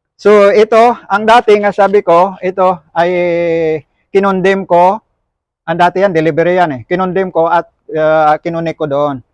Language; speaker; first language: Filipino; non-native, local second language; Hiligaynon